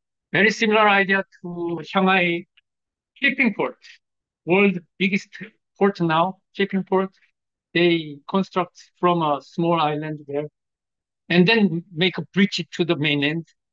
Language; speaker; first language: English; non-native, fluent; Korean